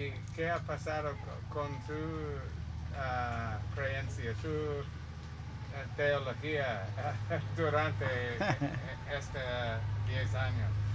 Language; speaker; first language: Spanish; non-native, learner; English